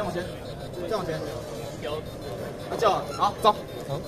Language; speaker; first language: Chinese; native; Chinese